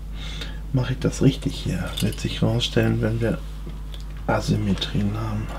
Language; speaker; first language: German; native; German